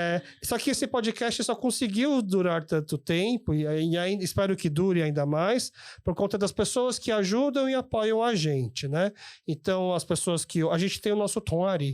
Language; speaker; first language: Portuguese; early bilingual, other home language; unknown